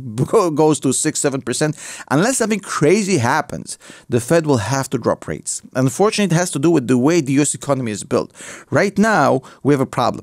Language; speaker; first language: English; native; English